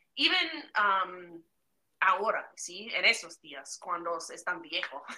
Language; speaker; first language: Spanish; non-native, learner; English